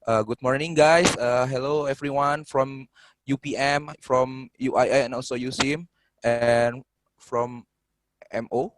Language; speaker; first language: English; non-native, fluent; Indonesian